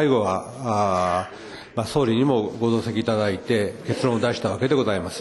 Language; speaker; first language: Japanese; native; Japanese